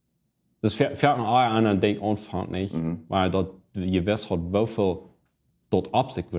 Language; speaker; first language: German; non-native, learner; Plautdietsch